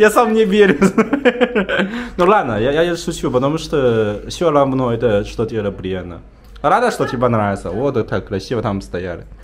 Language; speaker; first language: Russian; non-native, learner; Chinese